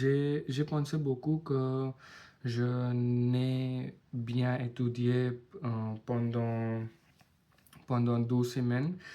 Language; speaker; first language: French; non-native, learner; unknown